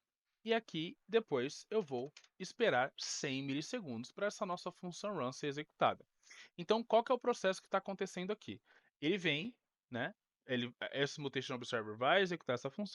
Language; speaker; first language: Portuguese; native; Portuguese